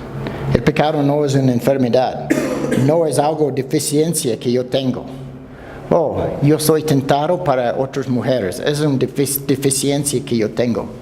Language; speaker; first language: Spanish; non-native, fluent; English